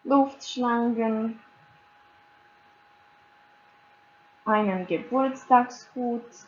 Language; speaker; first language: German; non-native, fluent; Croatian